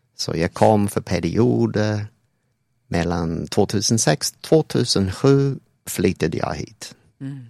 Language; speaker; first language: Swedish; non-native, fluent; English